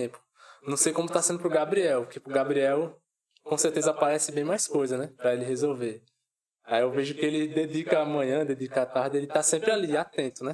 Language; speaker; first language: Portuguese; native; Portuguese